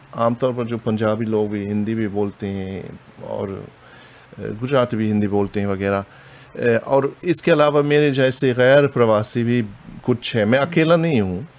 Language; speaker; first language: Hindi; non-native, fluent; German